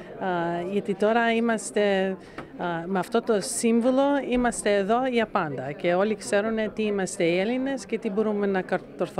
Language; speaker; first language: Greek; early bilingual, heritage; Greek